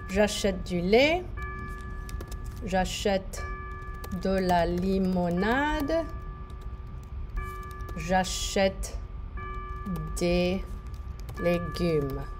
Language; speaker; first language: French; non-native, fluent; English